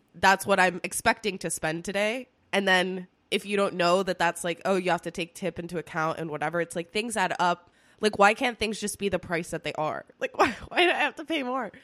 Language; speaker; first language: English; early bilingual, other home language; Spanish